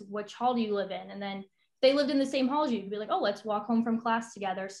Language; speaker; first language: English; native; English